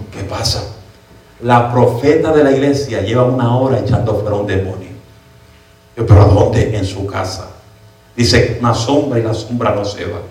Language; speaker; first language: Spanish; early bilingual, heritage; Spanish